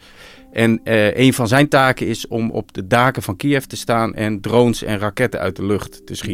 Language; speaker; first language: Dutch; native; Dutch